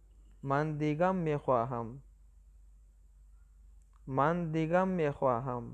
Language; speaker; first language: Persian; non-native, local second language; Pashto